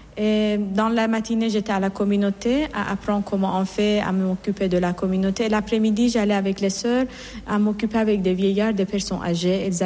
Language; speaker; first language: French; non-native, fluent; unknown